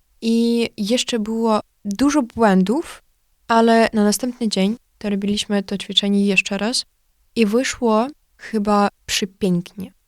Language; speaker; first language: Polish; non-native, learner; Ukrainian